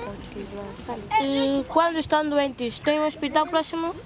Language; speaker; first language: Portuguese; native; Portuguese